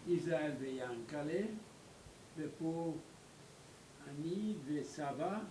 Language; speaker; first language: Hebrew; non-native, learner; German